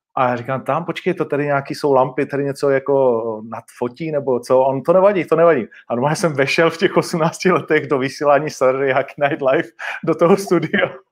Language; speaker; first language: Czech; native; Czech